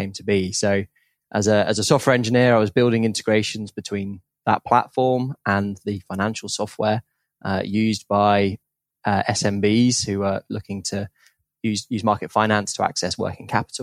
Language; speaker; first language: English; native; English